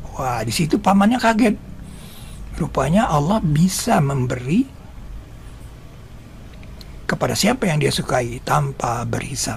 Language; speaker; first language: Indonesian; native; Indonesian